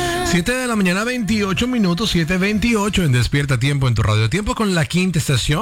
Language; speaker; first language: Spanish; native; Spanish